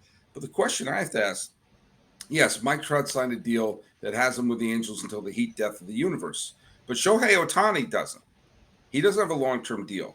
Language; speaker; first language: English; native; English